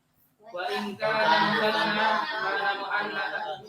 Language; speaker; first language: Arabic; non-native, learner; Indonesian